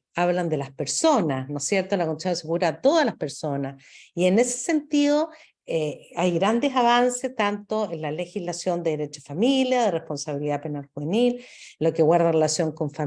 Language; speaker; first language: Spanish; native; Spanish